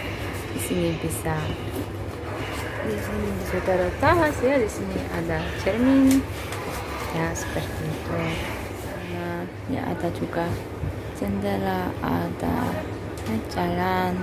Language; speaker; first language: Indonesian; non-native, fluent; Polish